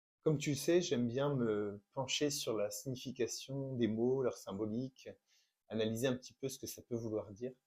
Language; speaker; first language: French; native; French